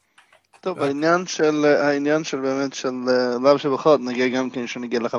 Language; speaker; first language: Hebrew; non-native, fluent; English